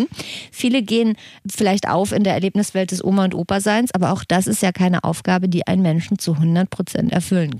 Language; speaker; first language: German; native; German